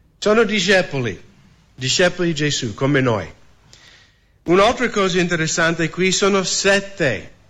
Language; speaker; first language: Italian; non-native, fluent; English